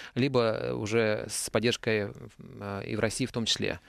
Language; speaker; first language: Russian; native; Russian